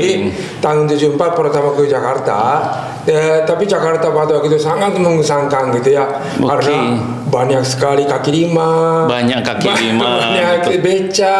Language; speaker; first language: Indonesian; non-native, fluent; Japanese